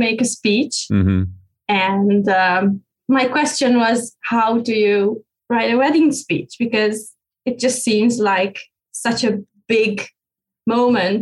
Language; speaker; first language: English; non-native, fluent; Hungarian